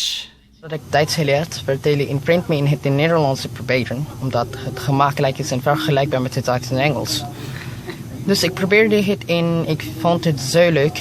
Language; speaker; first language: Dutch; non-native, learner; Filipino